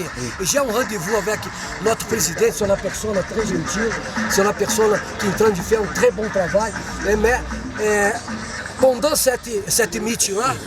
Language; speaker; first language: French; non-native, fluent; Portuguese